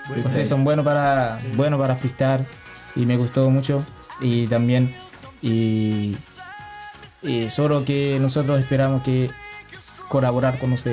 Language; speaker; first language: Spanish; non-native, learner; Haitian Creole